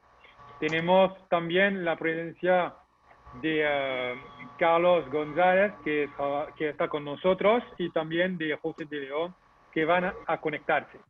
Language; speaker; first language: Spanish; non-native, fluent; French